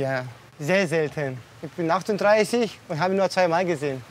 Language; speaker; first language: German; non-native, fluent; Greek